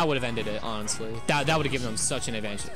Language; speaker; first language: English; native; English